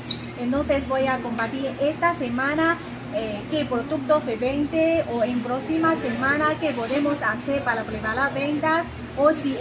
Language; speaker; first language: Spanish; non-native, learner; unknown